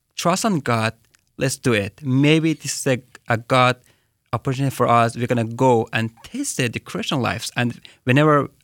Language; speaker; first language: English; non-native, fluent; Persian